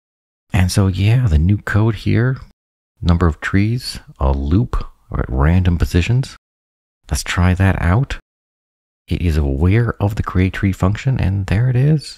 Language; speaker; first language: English; native; English